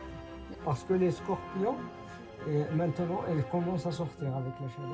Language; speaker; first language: French; non-native, learner; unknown